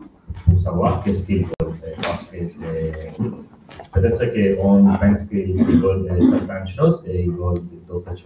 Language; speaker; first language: French; non-native, learner; Spanish